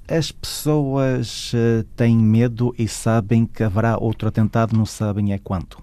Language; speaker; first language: Portuguese; native; Portuguese